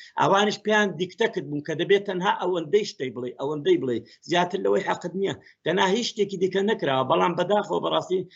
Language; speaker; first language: Central Kurdish; native; Central Kurdish